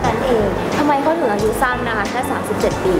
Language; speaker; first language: Thai; native; Thai